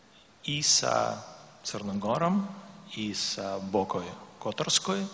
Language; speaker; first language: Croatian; non-native, learner; Russian